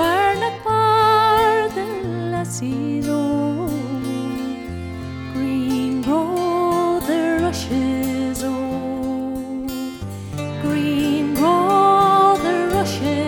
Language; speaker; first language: English; native; English